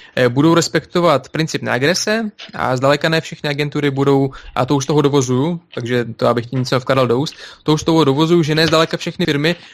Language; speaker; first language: Czech; non-native, fluent; Russian